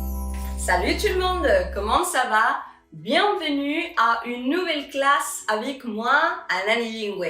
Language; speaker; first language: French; non-native, fluent; Spanish